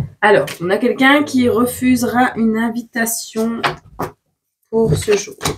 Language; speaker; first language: French; native; French